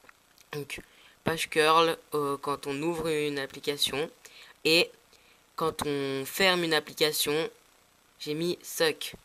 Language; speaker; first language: French; native; French